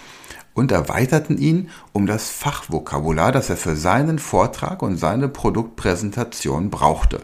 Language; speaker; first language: German; native; German